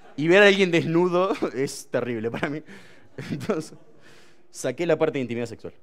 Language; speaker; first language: Spanish; native; Spanish